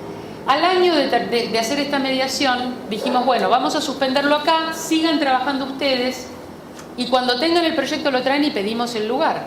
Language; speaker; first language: Spanish; native; Spanish